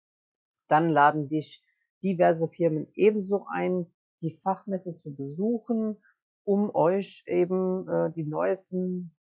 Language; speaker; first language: German; native; German